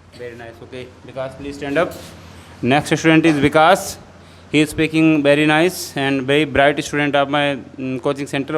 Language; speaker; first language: English; non-native, learner; Hindi